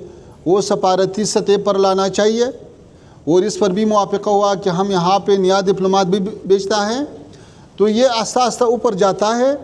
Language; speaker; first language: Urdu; non-native, learner; Pashto